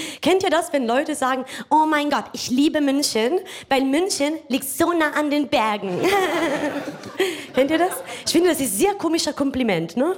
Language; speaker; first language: German; non-native, fluent; Italian